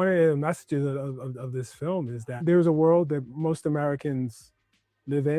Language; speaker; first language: English; native; English